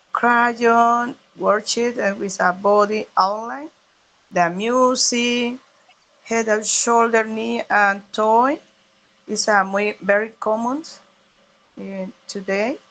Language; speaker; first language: English; non-native, learner; Spanish